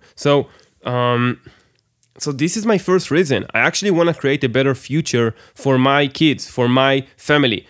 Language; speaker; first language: English; non-native, fluent; Hebrew